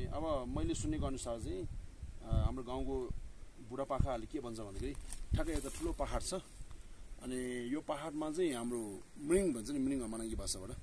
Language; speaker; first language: Nepali; non-native, local second language; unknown